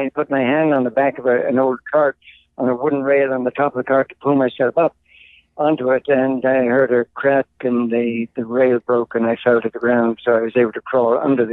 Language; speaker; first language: English; native; English